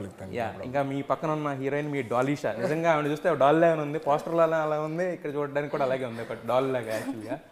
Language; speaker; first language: Telugu; native; Telugu